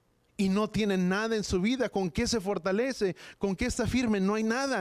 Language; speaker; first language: Spanish; native; Spanish